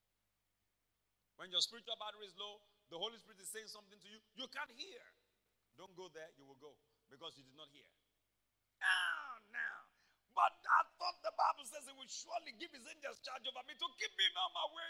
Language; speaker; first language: English; non-native, local second language; Yoruba